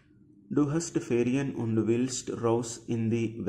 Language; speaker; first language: German; non-native, fluent; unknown